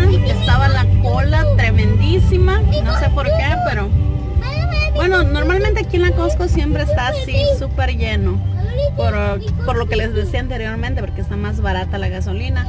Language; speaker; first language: Spanish; native; Spanish